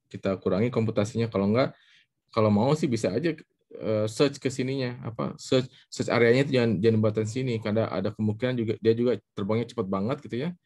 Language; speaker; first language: Indonesian; native; Indonesian